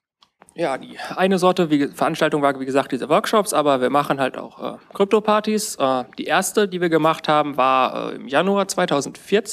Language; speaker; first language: German; native; German